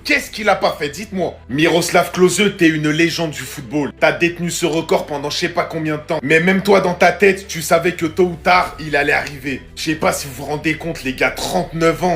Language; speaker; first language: French; native; French